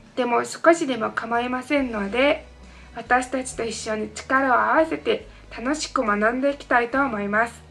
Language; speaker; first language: Japanese; non-native, fluent; Mongolian